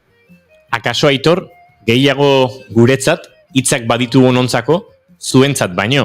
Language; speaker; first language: Basque; native; Basque